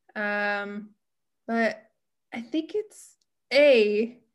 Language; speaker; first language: English; native; English